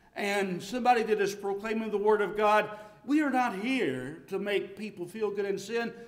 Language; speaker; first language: English; native; English